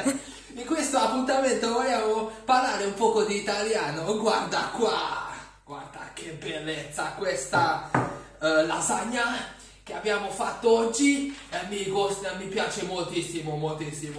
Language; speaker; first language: Italian; non-native, learner; Hungarian